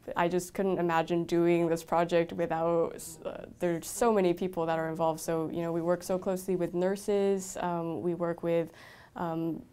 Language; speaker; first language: English; native; English